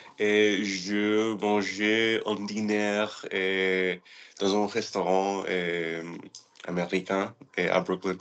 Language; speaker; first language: French; non-native, learner; English